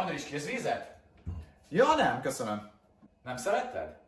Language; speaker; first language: Hungarian; non-native, fluent; English